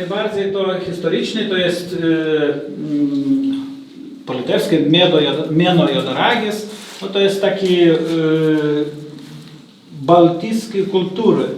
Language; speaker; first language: Polish; non-native, learner; Lithuanian